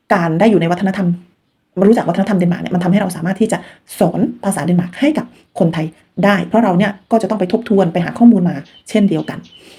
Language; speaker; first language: Thai; non-native, local second language; Khmer